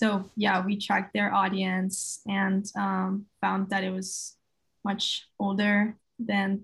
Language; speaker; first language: English; non-native, fluent; French